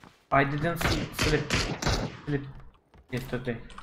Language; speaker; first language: English; non-native, learner; Turkish